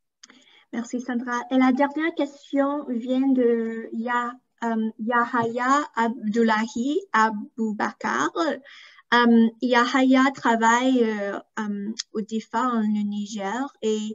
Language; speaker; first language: French; non-native, fluent; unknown